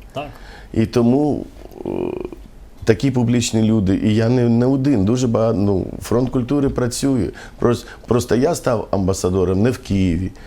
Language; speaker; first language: Ukrainian; non-native, local second language; Romany